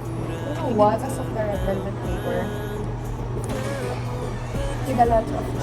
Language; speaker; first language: English; non-native, local second language; Filipino